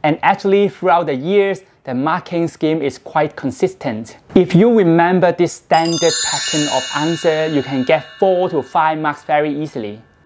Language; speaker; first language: English; non-native, local second language; Cantonese